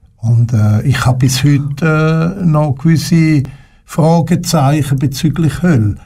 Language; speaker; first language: German; non-native, local second language; French